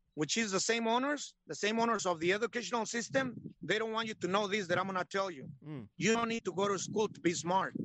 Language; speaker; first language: English; non-native, learner; Spanish